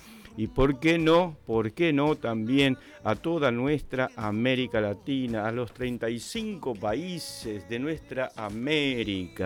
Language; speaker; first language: Spanish; native; Spanish